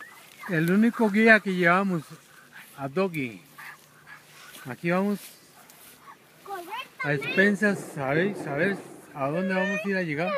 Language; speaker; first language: Spanish; native; Spanish